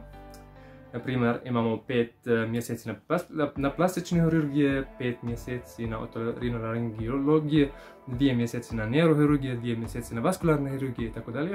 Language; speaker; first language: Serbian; non-native, learner; Arabic